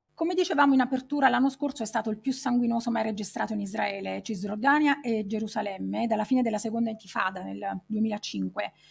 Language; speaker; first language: Italian; native; Italian